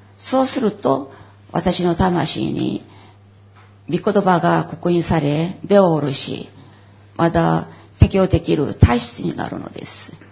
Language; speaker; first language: Japanese; non-native, fluent; Korean